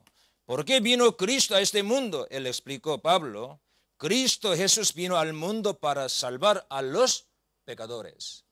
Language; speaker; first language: Spanish; non-native, learner; Korean